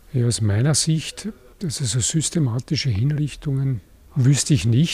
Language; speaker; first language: German; native; German